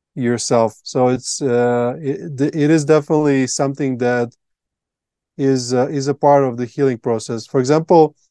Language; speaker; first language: English; non-native, fluent; Latvian